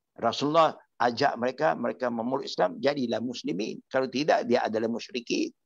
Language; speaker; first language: Malay; non-native, local second language; Chinese